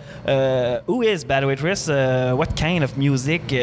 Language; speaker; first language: English; non-native, learner; French